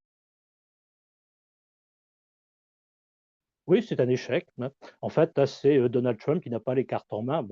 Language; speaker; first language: French; native; French